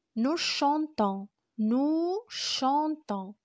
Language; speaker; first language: French; non-native, local second language; Arabic